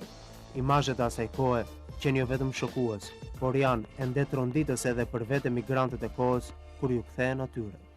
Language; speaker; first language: Albanian; native; Albanian